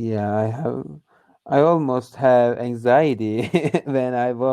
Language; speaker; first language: English; non-native, learner; Turkish